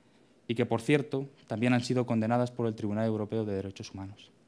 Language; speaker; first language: Spanish; native; Spanish